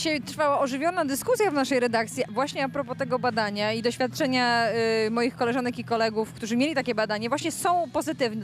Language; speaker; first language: Polish; native; Polish